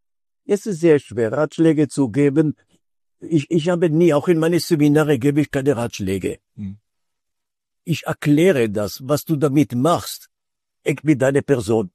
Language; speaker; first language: German; non-native, fluent; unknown